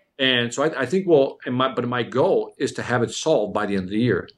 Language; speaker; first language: English; early bilingual, other home language; Spanish